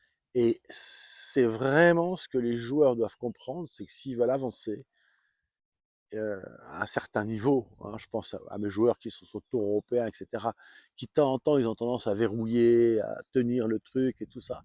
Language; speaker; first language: French; native; French